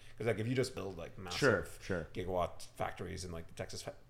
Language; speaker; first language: English; native; English